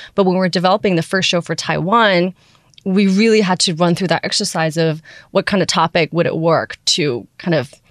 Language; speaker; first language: English; early bilingual, other home language; Chinese